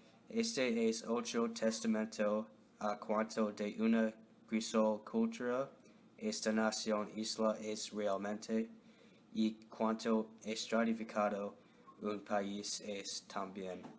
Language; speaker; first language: Spanish; non-native, learner; English